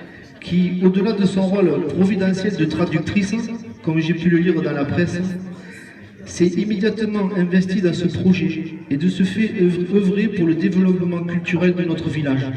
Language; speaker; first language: French; native; French